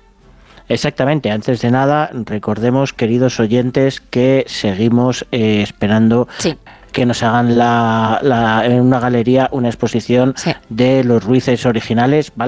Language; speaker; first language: Spanish; native; Spanish